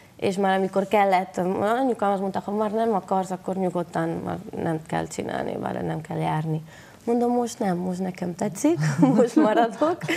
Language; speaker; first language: Hungarian; non-native, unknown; Spanish